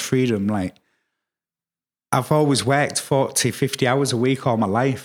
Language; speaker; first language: English; native; English